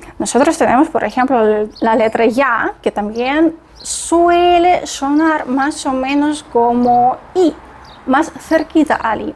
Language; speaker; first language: Spanish; non-native, fluent; Russian